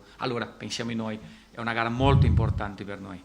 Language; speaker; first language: Italian; non-native, fluent; Portuguese